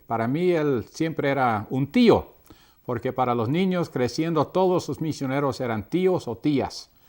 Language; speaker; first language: Spanish; non-native, local second language; English